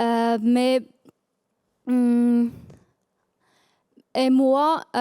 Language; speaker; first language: French; non-native, learner; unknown